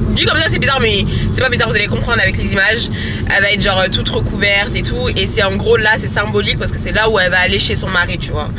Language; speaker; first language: French; early bilingual, other home language; Bambara